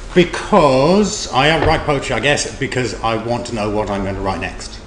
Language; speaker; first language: English; native; English